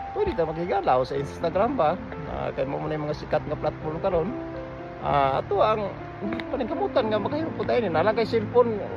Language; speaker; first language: Cebuano; native; Cebuano